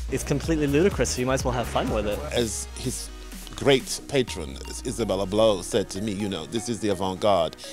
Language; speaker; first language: English; native; English